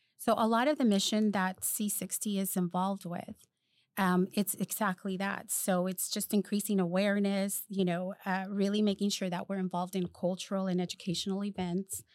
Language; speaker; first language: English; early bilingual, other home language; Spanish